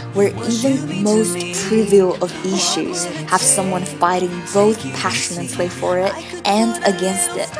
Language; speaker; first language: English; non-native, fluent; Chinese